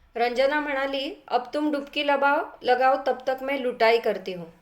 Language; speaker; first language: Hindi; non-native, local second language; Marathi